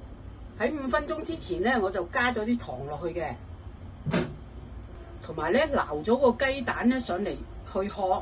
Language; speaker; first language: Cantonese; native; Cantonese